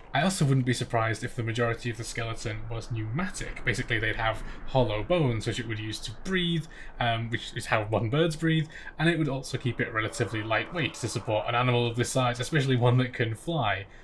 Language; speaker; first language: English; native; English